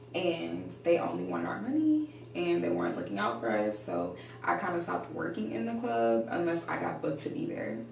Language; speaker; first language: English; native; English